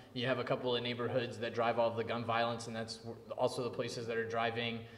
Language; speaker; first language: English; native; English